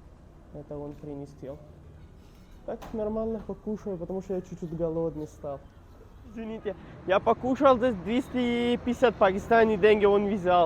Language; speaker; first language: Russian; non-native, learner; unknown